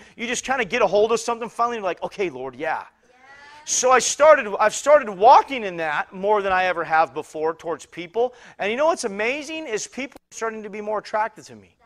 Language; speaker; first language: English; native; English